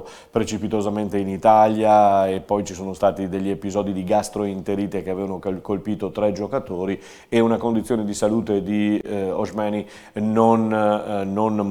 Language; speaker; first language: Italian; native; Italian